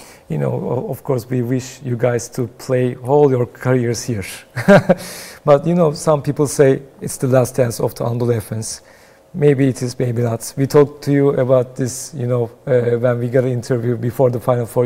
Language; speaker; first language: English; non-native, fluent; Turkish